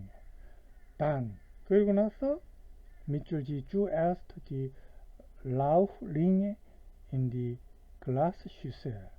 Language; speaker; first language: German; non-native, fluent; Korean